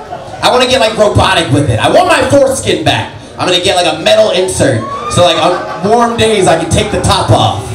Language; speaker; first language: English; native; English